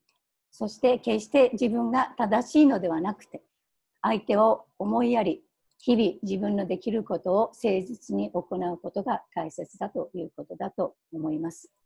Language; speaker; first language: Japanese; native; Japanese